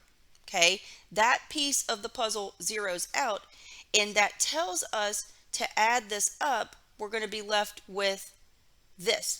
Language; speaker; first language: English; native; English